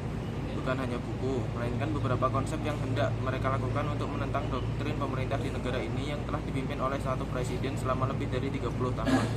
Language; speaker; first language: Indonesian; native; Indonesian